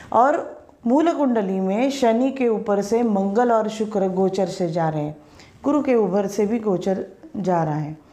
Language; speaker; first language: Hindi; non-native, local second language; Marathi